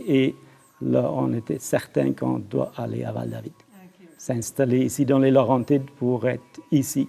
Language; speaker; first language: French; non-native, fluent; German